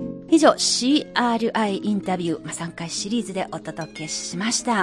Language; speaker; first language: Japanese; non-native, fluent; Chinese